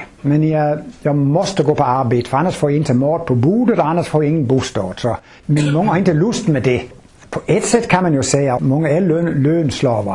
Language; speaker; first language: Swedish; non-native, fluent; Danish